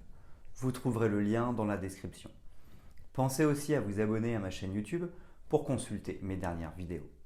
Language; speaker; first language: French; native; French